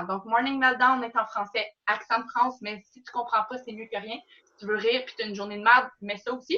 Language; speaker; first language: French; native; French